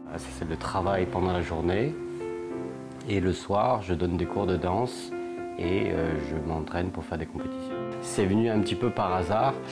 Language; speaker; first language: French; native; French